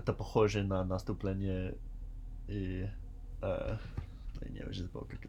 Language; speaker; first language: Russian; non-native, learner; English